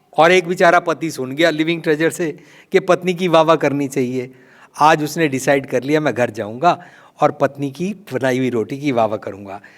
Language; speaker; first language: Hindi; non-native, local second language; Punjabi